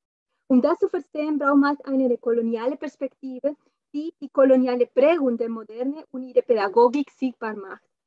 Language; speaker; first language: German; non-native, fluent; Spanish